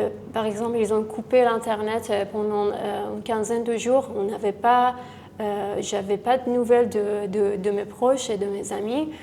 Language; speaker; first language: French; non-native, fluent; Persian